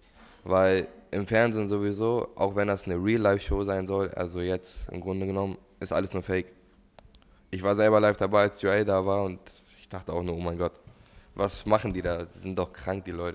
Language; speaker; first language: German; native; German